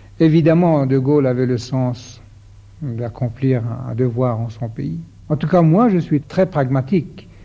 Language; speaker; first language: French; non-native, fluent; Persian